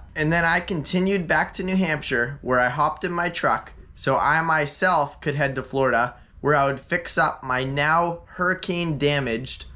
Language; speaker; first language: English; native; English